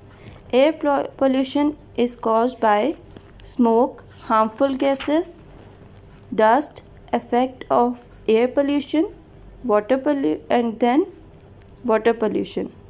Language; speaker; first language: English; non-native, local second language; Urdu